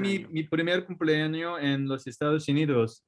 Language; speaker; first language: Spanish; non-native, fluent; Korean